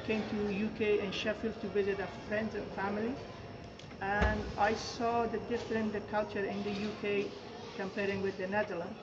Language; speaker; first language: English; non-native, fluent; Persian